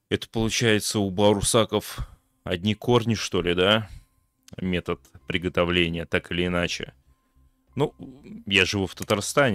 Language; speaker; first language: Russian; native; Russian